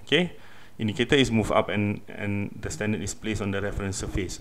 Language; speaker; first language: English; non-native, local second language; Malay